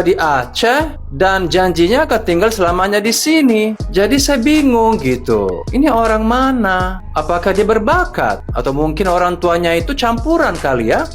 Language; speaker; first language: Indonesian; native; Indonesian